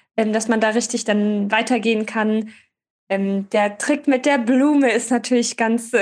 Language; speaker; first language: German; native; German